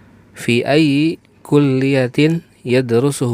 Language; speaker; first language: Arabic; non-native, learner; Indonesian